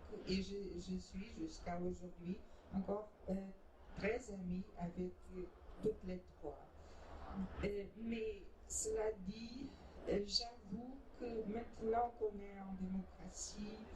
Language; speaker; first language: French; non-native, fluent; Portuguese